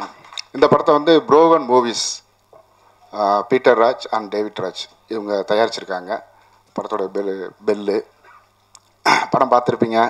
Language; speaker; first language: Tamil; native; Tamil